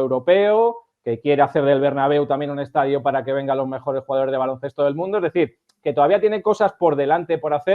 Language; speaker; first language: Spanish; native; Spanish